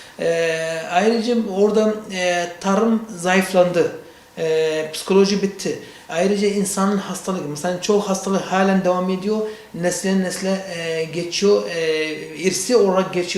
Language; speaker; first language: Turkish; non-native, learner; Central Kurdish